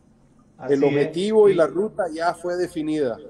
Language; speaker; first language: Spanish; native; Spanish